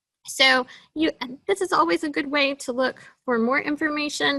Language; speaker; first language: English; native; English